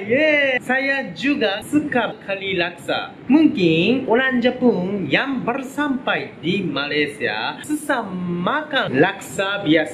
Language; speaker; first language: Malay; non-native, learner; Japanese